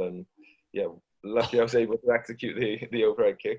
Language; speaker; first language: English; native; English